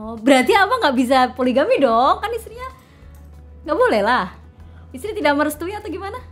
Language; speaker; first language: Indonesian; native; Indonesian